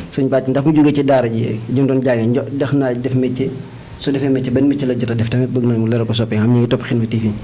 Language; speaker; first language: Wolof; native; Wolof